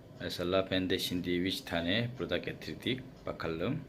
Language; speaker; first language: Turkish; non-native, learner; Korean